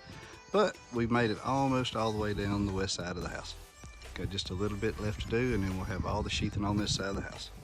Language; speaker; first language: English; native; English